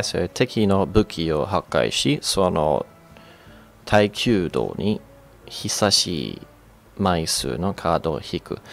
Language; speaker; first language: Japanese; non-native, fluent; English